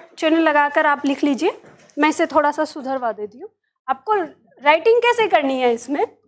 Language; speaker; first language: Hindi; native; Hindi